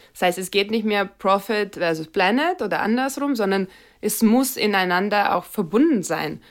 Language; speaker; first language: German; non-native, fluent; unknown